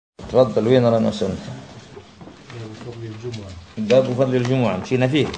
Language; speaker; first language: Arabic; native; Arabic